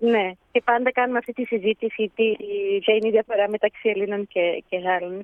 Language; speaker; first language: Greek; early bilingual, heritage; Greek